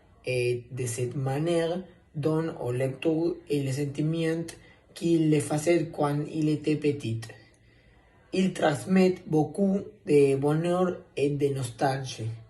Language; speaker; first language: French; non-native, learner; Spanish